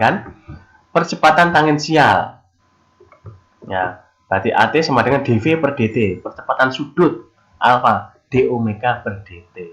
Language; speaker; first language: Indonesian; native; Indonesian